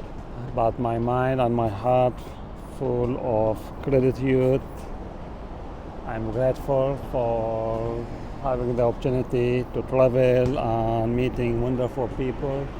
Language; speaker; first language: English; non-native, learner; Arabic